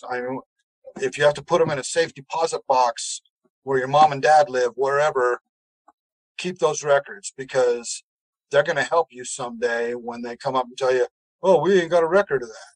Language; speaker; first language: English; native; English